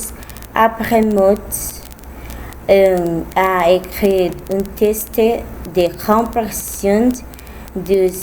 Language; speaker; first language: French; non-native, learner; Spanish